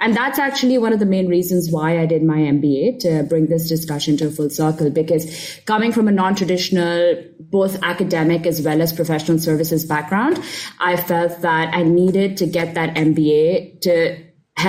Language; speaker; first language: English; non-native, local second language; Urdu